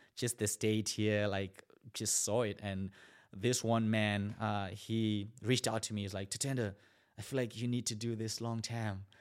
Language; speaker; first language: English; non-native, local second language; Shona